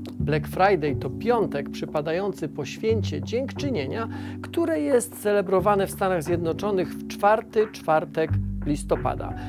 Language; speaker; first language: Polish; native; Polish